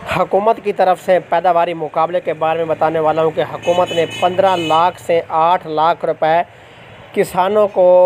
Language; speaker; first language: Urdu; native; Urdu